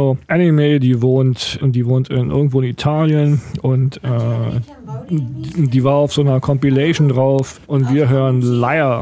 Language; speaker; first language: German; native; German